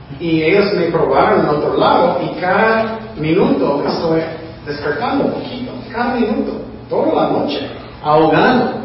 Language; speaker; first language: Spanish; non-native, fluent; English